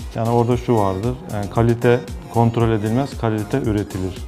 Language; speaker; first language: Turkish; native; Turkish